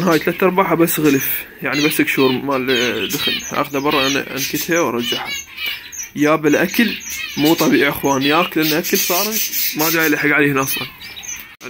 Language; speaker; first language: Arabic; native; Arabic